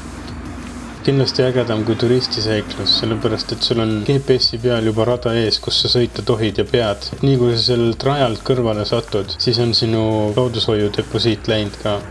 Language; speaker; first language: Estonian; native; Estonian